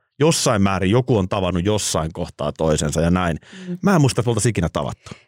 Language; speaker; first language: Finnish; native; Finnish